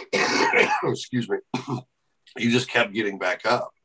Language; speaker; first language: English; native; English